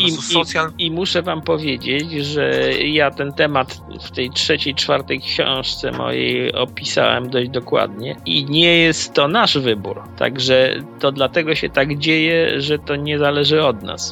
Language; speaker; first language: Polish; native; Polish